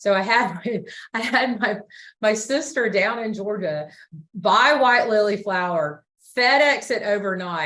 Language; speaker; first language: English; native; English